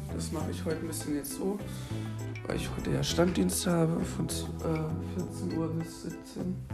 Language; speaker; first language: German; native; German